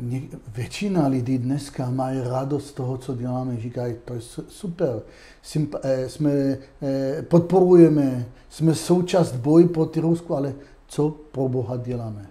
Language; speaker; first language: Czech; non-native, fluent; Hebrew